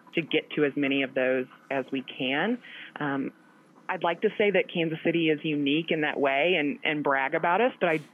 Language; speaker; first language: English; native; English